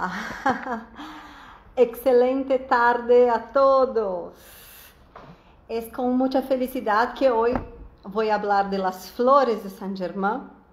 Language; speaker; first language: Spanish; non-native, fluent; Portuguese